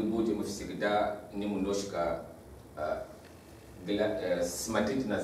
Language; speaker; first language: Russian; non-native, learner; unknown